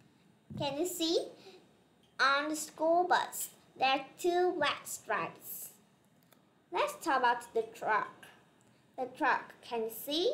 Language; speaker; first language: English; non-native, learner; Vietnamese